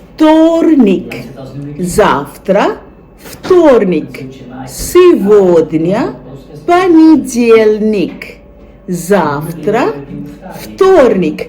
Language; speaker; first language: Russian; non-native, fluent; Bangla